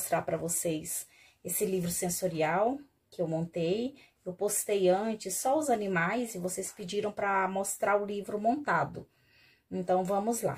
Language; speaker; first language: Portuguese; native; Portuguese